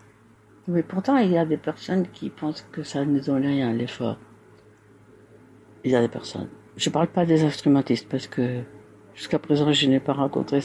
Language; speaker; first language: French; non-native, fluent; Spanish